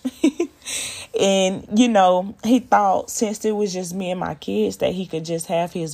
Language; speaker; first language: English; native; English